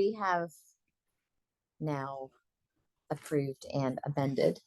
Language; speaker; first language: English; native; English